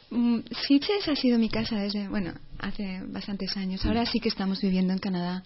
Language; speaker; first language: Spanish; native; Spanish